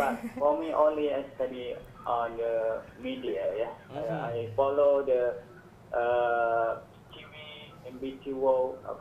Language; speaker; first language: English; non-native, learner; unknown